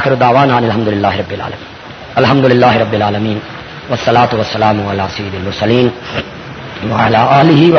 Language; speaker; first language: Urdu; non-native, local second language; Punjabi